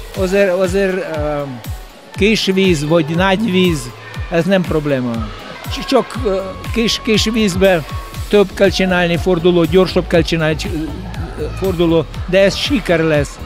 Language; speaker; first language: Hungarian; non-native, learner; Russian